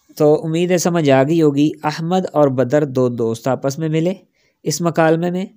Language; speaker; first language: Urdu; non-native, local second language; Punjabi